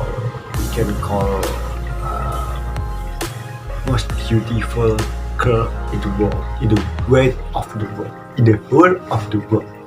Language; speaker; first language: English; non-native, learner; Indonesian